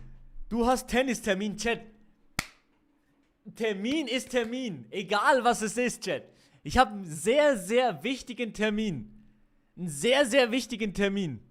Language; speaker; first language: German; native; German